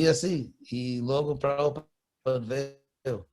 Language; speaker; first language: Portuguese; non-native, fluent; English